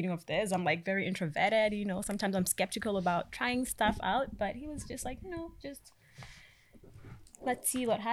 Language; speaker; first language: English; non-native, local second language; Tswana